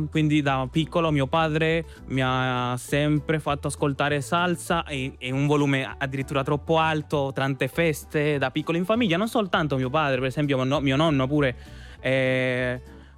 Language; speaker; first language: Italian; non-native, fluent; Spanish